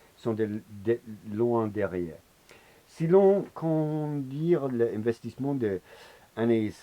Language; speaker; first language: French; non-native, learner; English